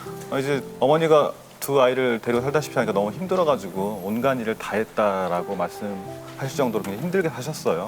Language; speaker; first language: Korean; native; Korean